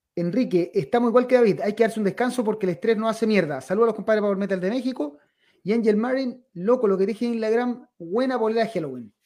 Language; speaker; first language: Spanish; native; Spanish